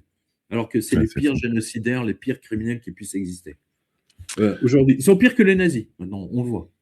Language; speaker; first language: French; native; French